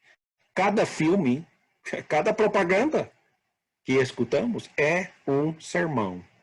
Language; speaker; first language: Portuguese; non-native, fluent; English